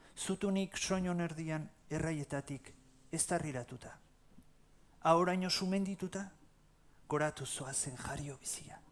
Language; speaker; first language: Basque; native; Basque